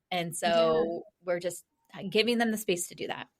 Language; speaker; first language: English; native; English